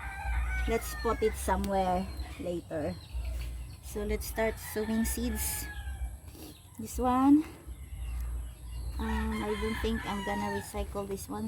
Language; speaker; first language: English; non-native, local second language; Filipino